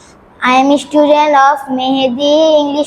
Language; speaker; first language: English; non-native, learner; Bangla